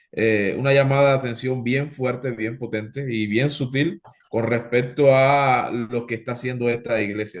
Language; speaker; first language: Spanish; native; Spanish